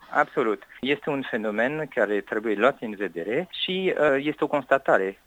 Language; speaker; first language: Romanian; non-native, fluent; French